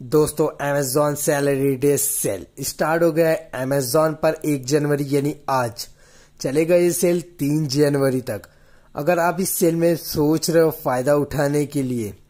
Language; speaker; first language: Hindi; native; Hindi